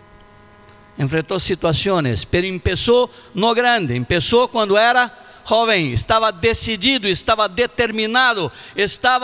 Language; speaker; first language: Spanish; non-native, learner; Portuguese